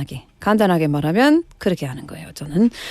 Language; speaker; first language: Korean; non-native, learner; English